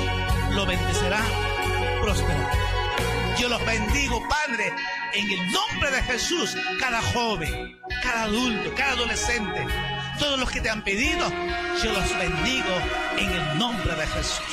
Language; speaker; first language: Spanish; native; Spanish